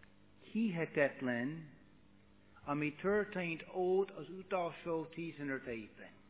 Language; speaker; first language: Hungarian; non-native, fluent; English